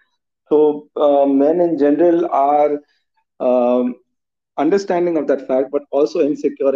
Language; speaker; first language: English; non-native, local second language; Hindi